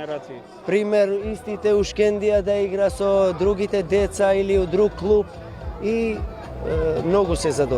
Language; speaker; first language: Macedonian; non-native, local second language; Albanian